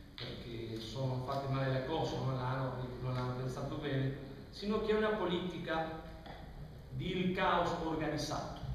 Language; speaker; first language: Italian; non-native, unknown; Spanish